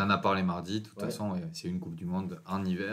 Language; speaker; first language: French; native; French